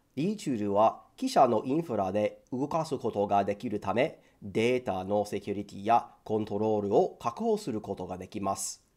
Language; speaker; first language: Japanese; non-native, fluent; English